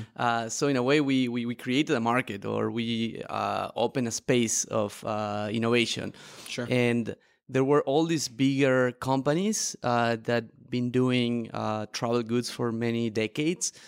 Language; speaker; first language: English; non-native, fluent; Spanish